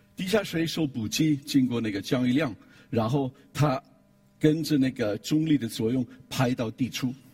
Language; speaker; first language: Chinese; non-native, fluent; German